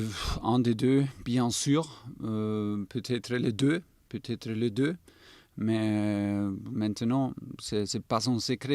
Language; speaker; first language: French; non-native, fluent; German